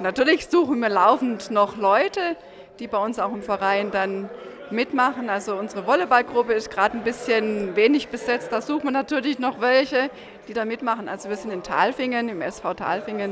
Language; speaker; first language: German; native; German